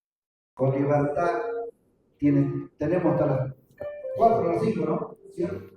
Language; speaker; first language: Spanish; native; Spanish